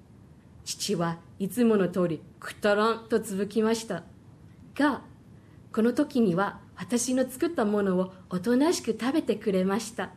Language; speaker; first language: Japanese; non-native, fluent; Chinese